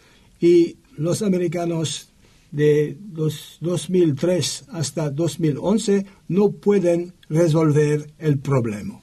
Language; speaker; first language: Spanish; non-native, learner; French